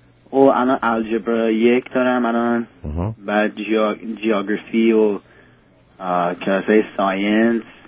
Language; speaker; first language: Persian; early bilingual, heritage; Persian